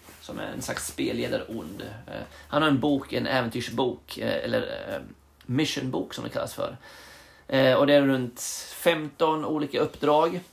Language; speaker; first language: Swedish; early bilingual, other home language; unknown